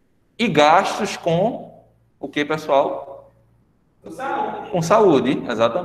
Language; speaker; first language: Portuguese; native; Portuguese